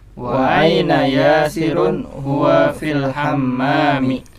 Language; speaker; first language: Arabic; non-native, learner; Indonesian